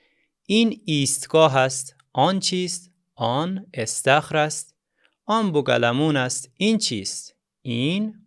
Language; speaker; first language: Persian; non-native, fluent; Azerbaijani